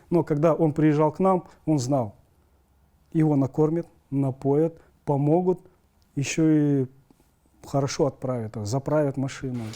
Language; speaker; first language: Russian; native; Russian